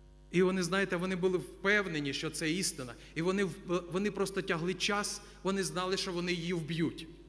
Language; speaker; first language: Ukrainian; non-native, local second language; Russian